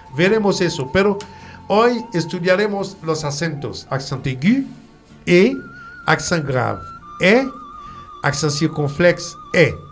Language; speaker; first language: Spanish; non-native, fluent; French